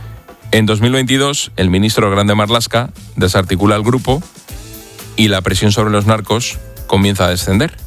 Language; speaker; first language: Spanish; native; Spanish